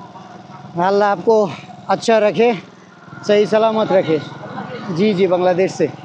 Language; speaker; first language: Hindi; non-native, learner; Bangla